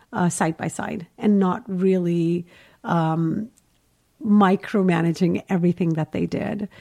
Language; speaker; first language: English; early bilingual, heritage; Hindi